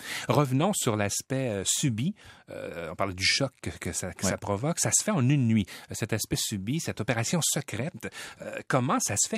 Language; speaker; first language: French; native; French